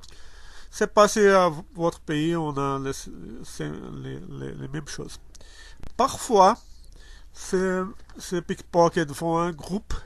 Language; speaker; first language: French; non-native, learner; Portuguese